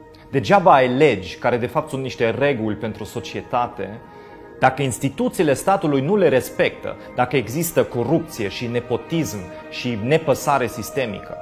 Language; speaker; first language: Romanian; non-native, fluent; German